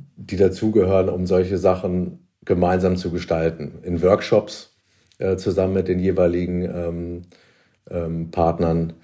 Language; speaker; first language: German; native; German